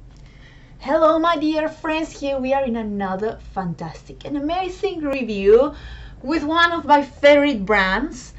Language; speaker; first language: English; non-native, fluent; Spanish